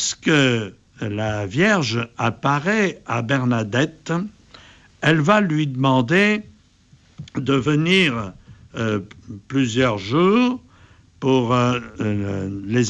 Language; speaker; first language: French; native; French